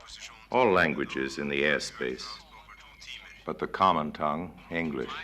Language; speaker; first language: English; native; English